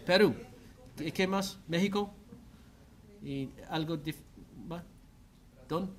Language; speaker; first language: Spanish; non-native, learner; English